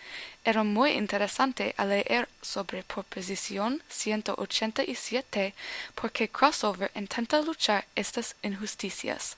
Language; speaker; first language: Spanish; non-native, learner; English